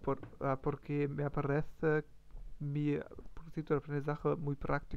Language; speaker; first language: Spanish; non-native, learner; German